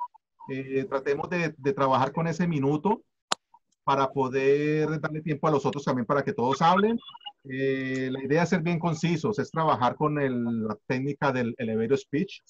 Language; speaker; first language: Spanish; native; Spanish